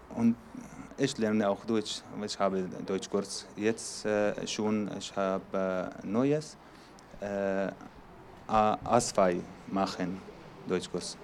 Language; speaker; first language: German; non-native, learner; Arabic